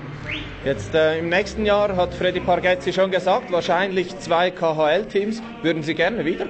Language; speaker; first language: German; native; German